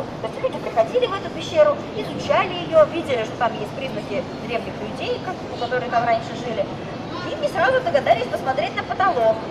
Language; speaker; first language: Russian; native; Russian